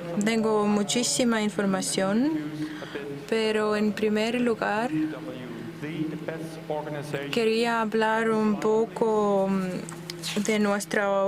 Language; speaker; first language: Spanish; non-native, fluent; Dutch